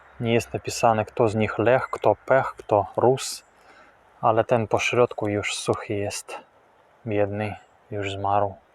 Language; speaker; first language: Polish; non-native, fluent; Russian